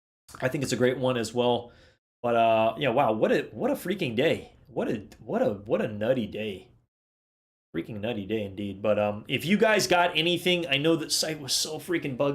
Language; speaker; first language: English; native; English